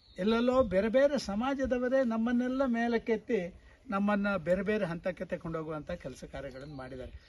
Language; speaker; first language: Kannada; native; Kannada